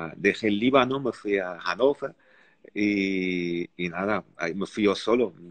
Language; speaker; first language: Spanish; non-native, fluent; Arabic